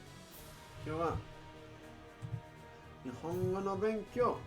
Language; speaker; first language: Japanese; non-native, learner; English